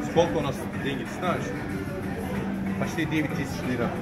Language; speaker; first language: Russian; non-native, learner; Turkish